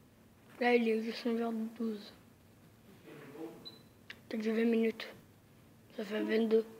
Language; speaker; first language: French; native; French